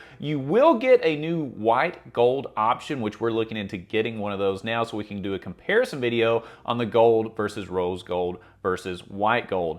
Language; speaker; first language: English; native; English